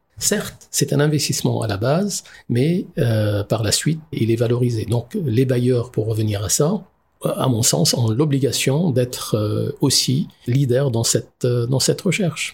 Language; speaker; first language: French; non-native, local second language; Arabic